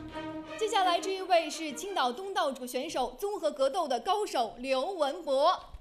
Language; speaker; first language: Chinese; native; Chinese